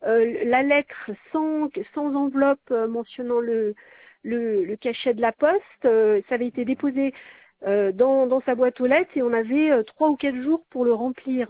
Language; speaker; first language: French; native; French